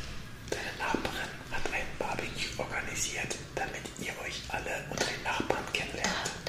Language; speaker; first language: German; native; German